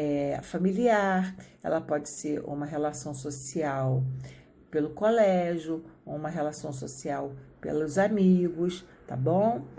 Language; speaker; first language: Portuguese; native; Portuguese